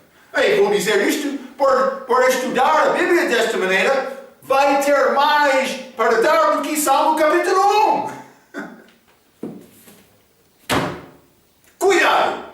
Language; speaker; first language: Portuguese; non-native, fluent; English